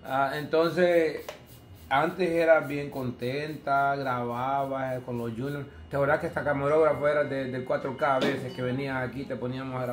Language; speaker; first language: Spanish; native; Spanish